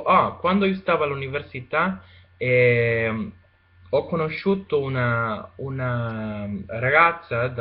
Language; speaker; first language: Italian; non-native, learner; Spanish